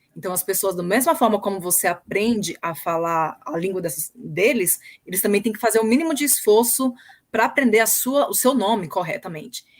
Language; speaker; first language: Portuguese; native; Portuguese